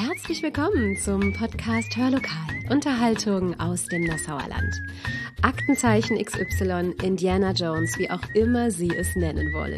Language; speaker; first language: German; native; German